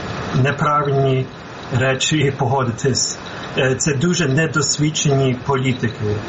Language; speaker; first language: Ukrainian; non-native, fluent; English